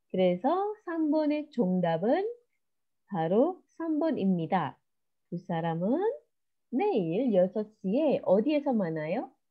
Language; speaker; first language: Korean; non-native, fluent; Indonesian